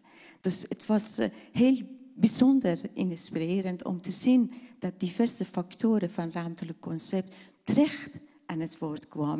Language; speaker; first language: Dutch; non-native, fluent; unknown